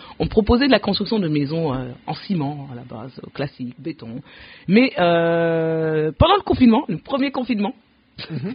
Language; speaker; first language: French; early bilingual, other home language; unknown